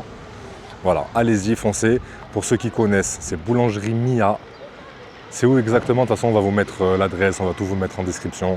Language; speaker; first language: French; native; French